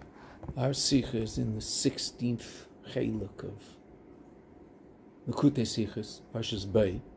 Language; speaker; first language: English; native; English